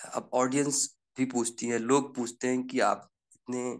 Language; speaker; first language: Hindi; native; Hindi